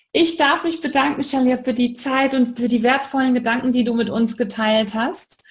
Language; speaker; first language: German; native; German